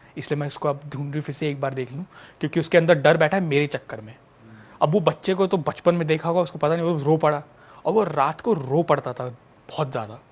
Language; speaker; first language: Hindi; native; Hindi